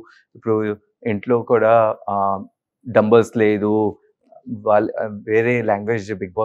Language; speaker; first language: Telugu; non-native, learner; Hindi